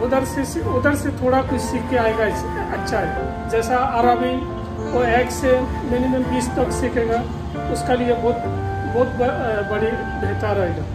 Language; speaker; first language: Hindi; non-native, fluent; Bangla